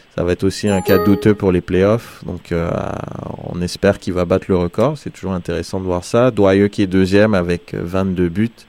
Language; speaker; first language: French; native; French